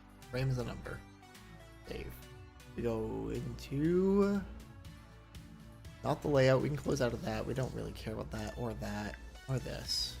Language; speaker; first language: English; native; English